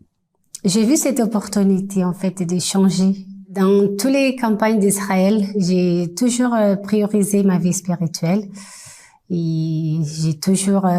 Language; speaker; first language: French; non-native, fluent; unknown